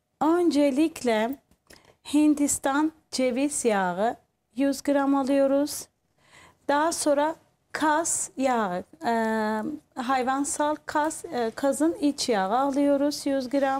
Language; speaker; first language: Turkish; non-native, fluent; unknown